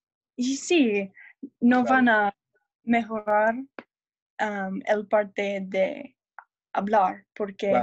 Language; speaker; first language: Spanish; non-native, learner; English